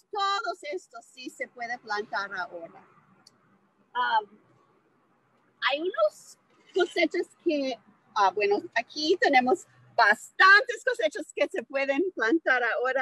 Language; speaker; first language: Spanish; non-native, fluent; English